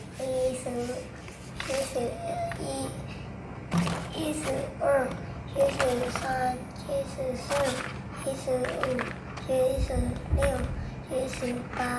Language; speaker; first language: Chinese; non-native, learner; Thai